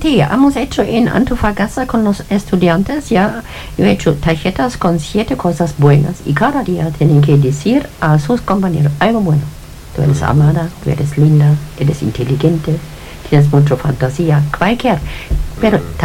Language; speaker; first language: Spanish; non-native, learner; German